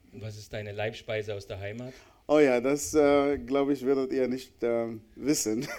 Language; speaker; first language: German; non-native, fluent; Arabic